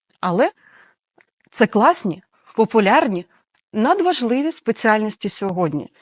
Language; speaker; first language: Ukrainian; native; Ukrainian